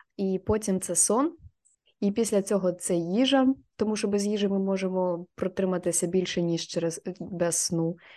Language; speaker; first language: Ukrainian; non-native, local second language; Russian